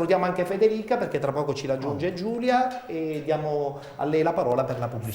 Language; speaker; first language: Italian; native; Italian